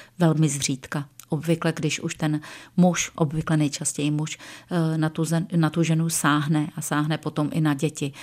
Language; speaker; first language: Czech; native; Czech